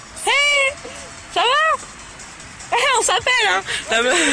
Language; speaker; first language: French; native; French